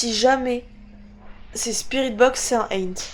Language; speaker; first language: French; native; French